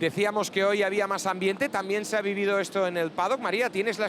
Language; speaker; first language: Spanish; native; Spanish